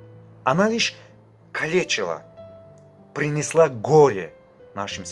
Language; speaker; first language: Russian; non-native, fluent; Tajik